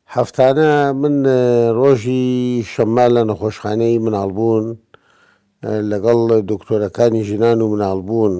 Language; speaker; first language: Central Kurdish; non-native, local second language; Gurani